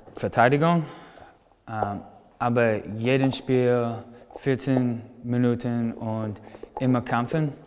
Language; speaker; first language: German; non-native, learner; English